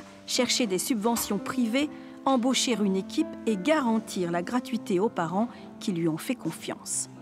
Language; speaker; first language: French; native; French